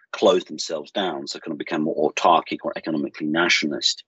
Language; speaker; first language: English; native; English